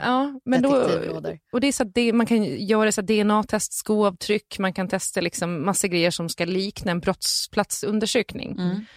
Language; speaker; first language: Swedish; native; Swedish